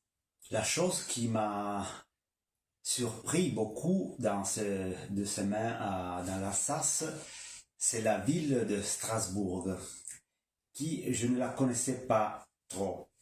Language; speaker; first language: French; non-native, local second language; Kinyarwanda